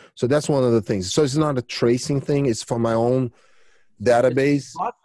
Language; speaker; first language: English; early bilingual, other home language; Portuguese